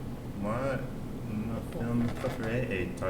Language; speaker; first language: French; non-native, learner; English